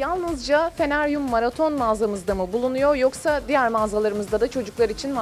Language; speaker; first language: Turkish; native; Turkish